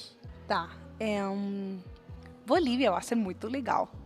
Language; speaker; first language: Portuguese; non-native, fluent; Spanish